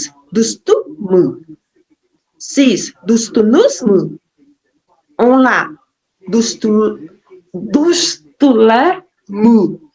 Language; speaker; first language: Turkish; non-native, learner; Portuguese